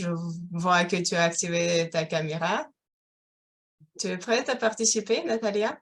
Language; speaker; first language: French; non-native, fluent; Russian